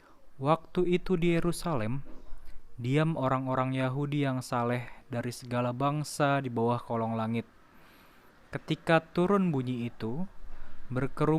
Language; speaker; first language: Indonesian; native; Indonesian